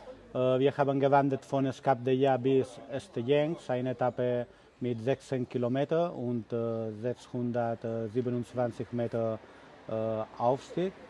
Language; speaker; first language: German; non-native, learner; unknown